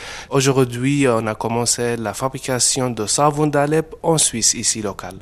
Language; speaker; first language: French; non-native, fluent; Arabic